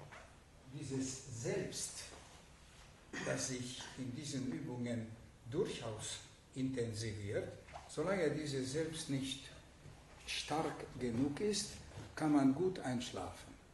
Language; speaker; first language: German; non-native, fluent; Hungarian